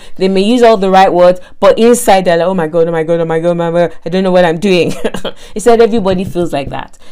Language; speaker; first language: English; non-native, local second language; Yoruba